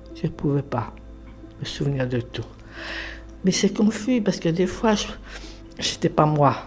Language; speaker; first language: French; native; French